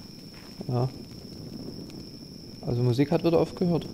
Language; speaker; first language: German; native; German